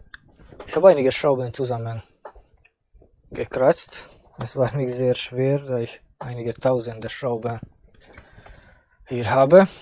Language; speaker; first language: German; non-native, fluent; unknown